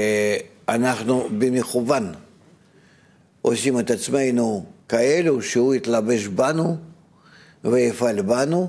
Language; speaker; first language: Hebrew; non-native, fluent; Russian